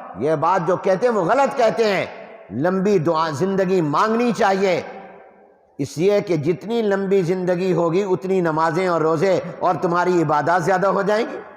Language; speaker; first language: Urdu; non-native, local second language; Punjabi